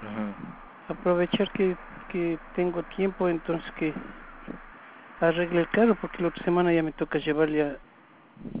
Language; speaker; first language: Spanish; native; Spanish